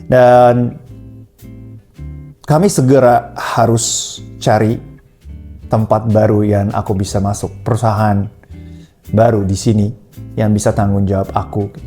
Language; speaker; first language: Indonesian; non-native, fluent; Japanese